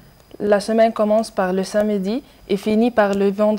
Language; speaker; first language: French; non-native, learner; Arabic